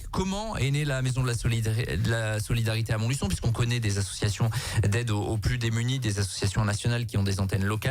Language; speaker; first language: French; native; French